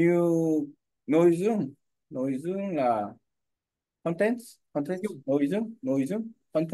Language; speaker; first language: Vietnamese; non-native, learner; Korean